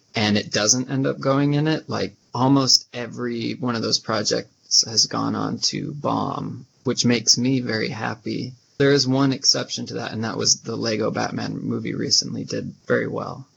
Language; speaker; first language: English; native; English